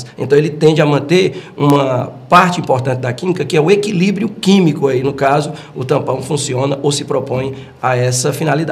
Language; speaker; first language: Portuguese; native; Portuguese